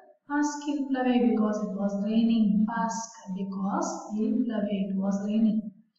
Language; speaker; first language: English; non-native, local second language; Tamil